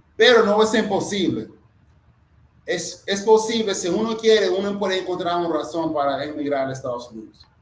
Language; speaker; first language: Spanish; non-native, fluent; English